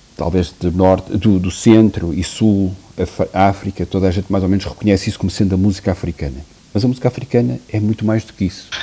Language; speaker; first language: Portuguese; native; Portuguese